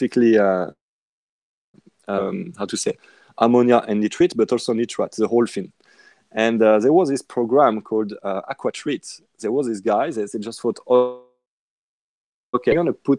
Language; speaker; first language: English; non-native, fluent; French